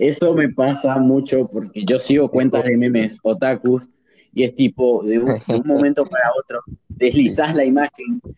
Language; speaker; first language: Spanish; native; Spanish